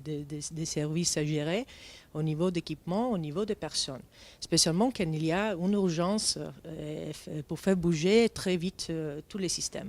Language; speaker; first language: French; non-native, fluent; Italian